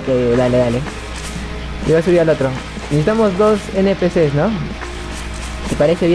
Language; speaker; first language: Spanish; native; Spanish